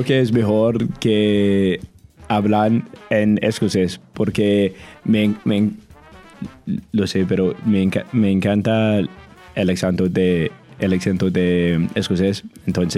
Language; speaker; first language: Spanish; non-native, learner; English